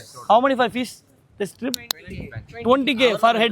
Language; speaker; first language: English; non-native, local second language; Tamil